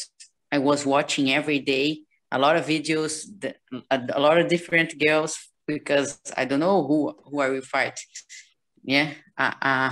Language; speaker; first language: English; non-native, learner; Portuguese